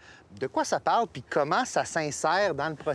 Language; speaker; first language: French; native; French